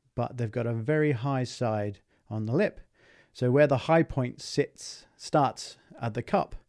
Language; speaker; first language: English; native; English